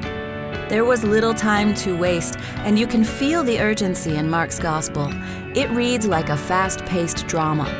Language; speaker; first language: English; native; English